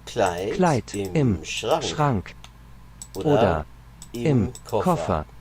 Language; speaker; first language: German; non-native, fluent; English